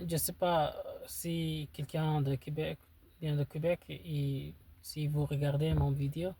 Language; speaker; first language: French; non-native, learner; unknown